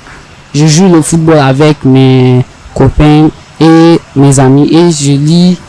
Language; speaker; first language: French; non-native, learner; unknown